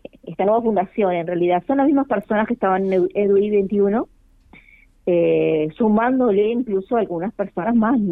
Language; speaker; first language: Spanish; native; Spanish